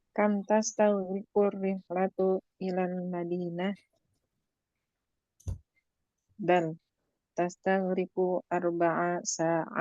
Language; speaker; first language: Arabic; non-native, learner; Indonesian